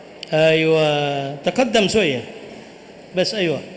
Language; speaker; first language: Arabic; non-native, fluent; Indonesian